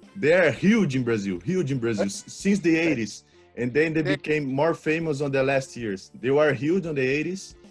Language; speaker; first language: English; non-native, learner; Portuguese